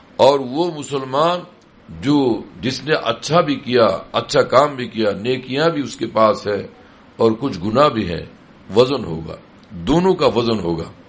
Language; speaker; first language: Urdu; non-native, fluent; Bangla